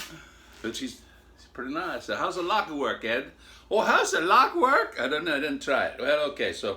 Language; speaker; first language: English; native; English